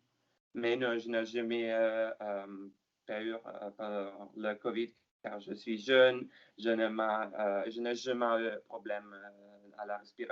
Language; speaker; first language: French; non-native, learner; Italian